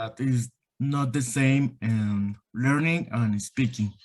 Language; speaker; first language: English; non-native, learner; Spanish